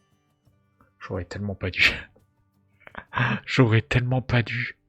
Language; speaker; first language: French; native; French